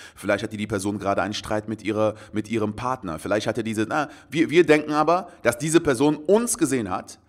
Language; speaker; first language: German; native; German